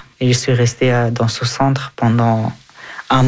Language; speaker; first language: French; early bilingual, other home language; Persian